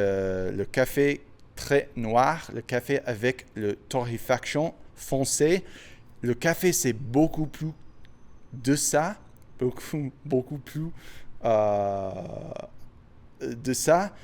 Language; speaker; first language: French; non-native, fluent; English